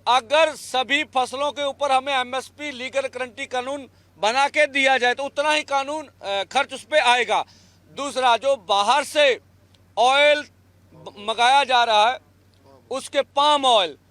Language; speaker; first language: Hindi; non-native, local second language; Punjabi